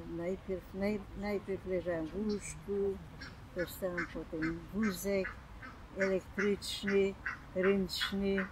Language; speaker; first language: Polish; non-native, local second language; German